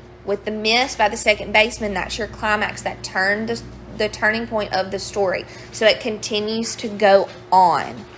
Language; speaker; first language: English; native; English